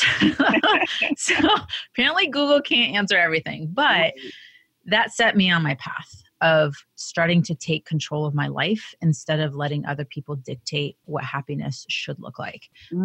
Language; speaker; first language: English; native; English